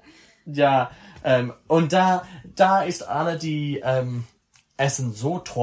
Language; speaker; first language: German; non-native, learner; English